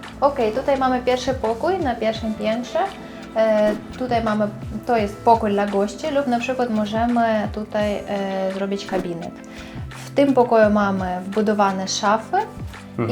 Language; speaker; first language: Polish; non-native, fluent; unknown